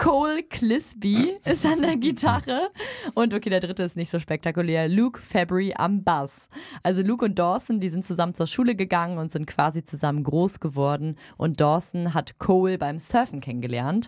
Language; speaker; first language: German; native; German